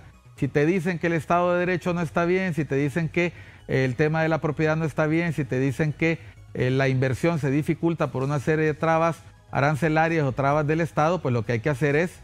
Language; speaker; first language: Spanish; native; Spanish